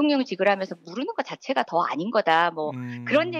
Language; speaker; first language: Korean; native; Korean